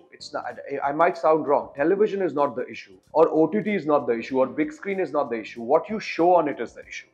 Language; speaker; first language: English; non-native, local second language; Hindi